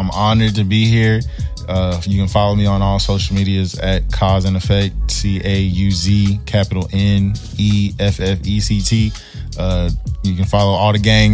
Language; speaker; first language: English; native; English